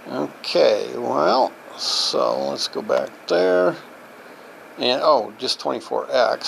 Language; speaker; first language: English; native; English